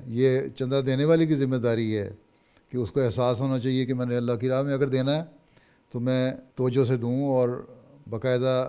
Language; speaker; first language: Urdu; native; Urdu